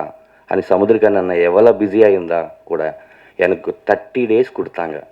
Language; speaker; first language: Tamil; non-native, learner; Telugu